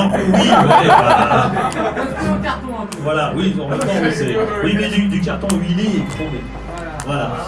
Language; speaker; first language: French; native; French